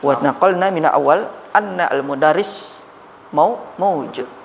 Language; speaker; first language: Arabic; non-native, learner; Malay